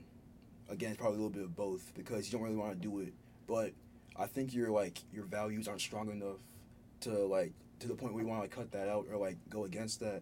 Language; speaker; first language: English; early bilingual, other home language; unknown